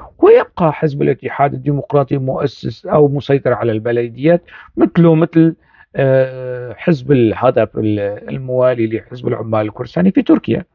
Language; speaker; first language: Arabic; non-native, local second language; Kurdish